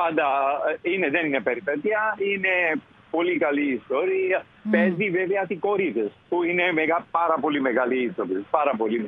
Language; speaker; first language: Greek; non-native, learner; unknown